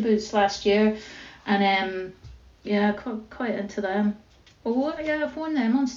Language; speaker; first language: English; native; English